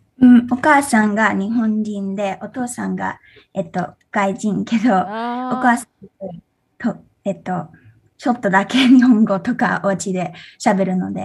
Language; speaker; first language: Japanese; early bilingual, heritage; English